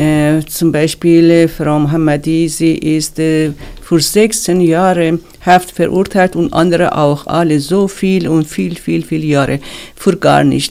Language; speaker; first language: German; non-native, learner; Persian